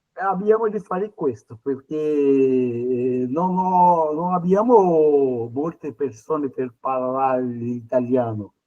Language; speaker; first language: Italian; non-native, learner; Portuguese